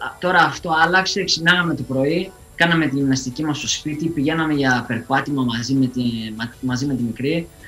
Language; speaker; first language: Greek; early bilingual, other home language; English